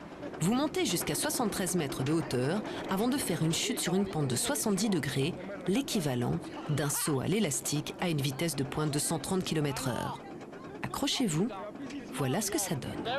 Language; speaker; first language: French; native; French